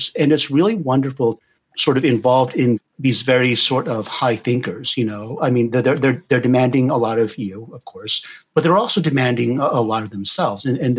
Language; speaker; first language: English; native; English